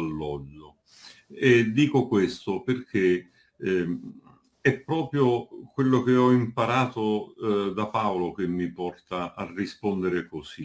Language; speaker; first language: Italian; native; Italian